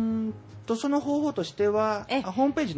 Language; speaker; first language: Japanese; native; Japanese